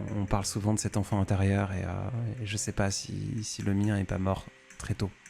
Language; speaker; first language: French; native; French